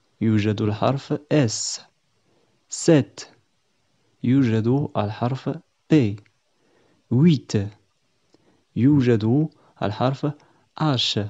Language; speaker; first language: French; non-native, fluent; Arabic